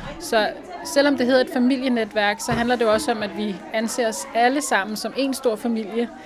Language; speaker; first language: Danish; native; Danish